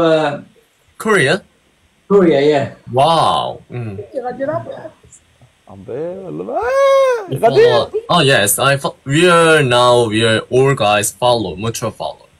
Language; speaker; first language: English; non-native, learner; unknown